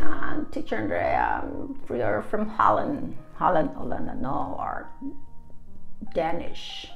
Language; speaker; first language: English; non-native, fluent; Portuguese